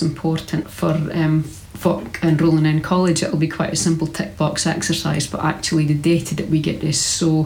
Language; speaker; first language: English; native; English